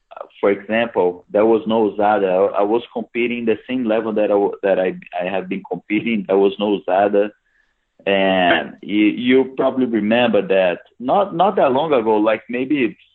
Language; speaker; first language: English; non-native, fluent; Portuguese